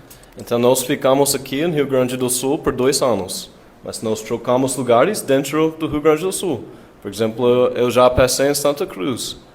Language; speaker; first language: Portuguese; non-native, fluent; English